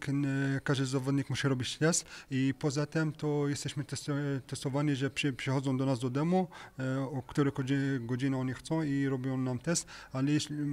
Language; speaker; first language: Polish; non-native, learner; French